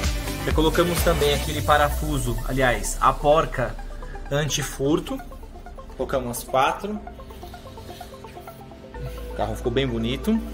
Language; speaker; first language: Portuguese; native; Portuguese